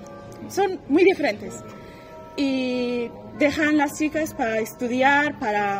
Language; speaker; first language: Spanish; non-native, learner; Persian